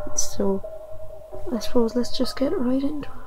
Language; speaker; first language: English; native; English